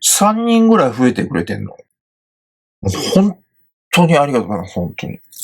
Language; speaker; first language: Japanese; native; Japanese